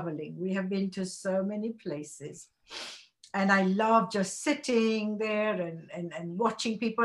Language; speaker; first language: English; non-native, local second language; Gujarati